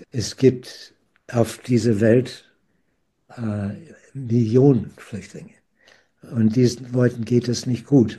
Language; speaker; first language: German; non-native, fluent; English